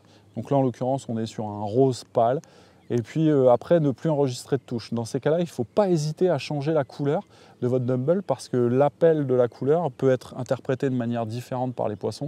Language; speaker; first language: French; native; French